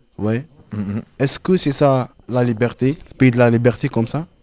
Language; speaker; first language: French; non-native, learner; Arabic